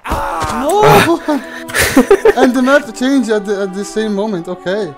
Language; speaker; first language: English; non-native, fluent; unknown